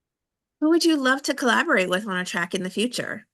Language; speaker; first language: English; native; English